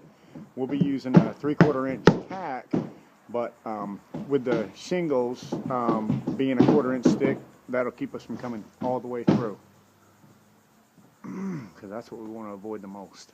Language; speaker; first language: English; native; English